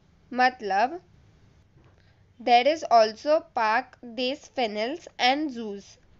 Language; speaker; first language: English; non-native, local second language; Hindi